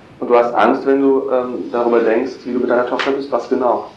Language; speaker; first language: German; native; German